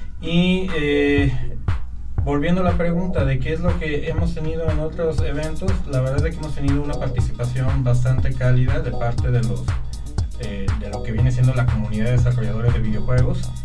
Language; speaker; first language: Spanish; native; Spanish